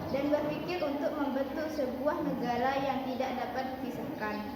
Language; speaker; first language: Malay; non-native, local second language; Madurese